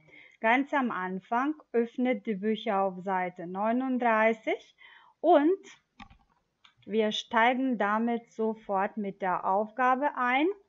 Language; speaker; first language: German; non-native, fluent; Macedonian